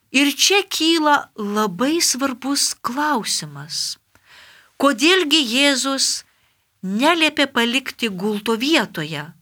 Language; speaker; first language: Lithuanian; native; Lithuanian